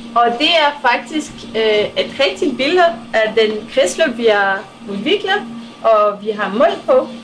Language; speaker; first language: Danish; non-native, fluent; French